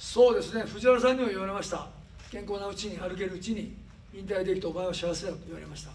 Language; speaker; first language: Japanese; native; Japanese